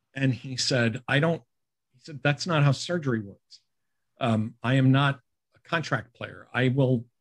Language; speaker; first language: English; native; English